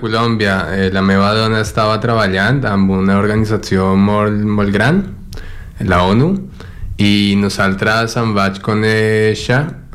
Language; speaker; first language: Catalan; non-native, learner; Spanish